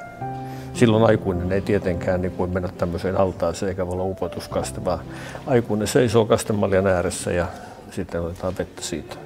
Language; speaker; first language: Finnish; native; Finnish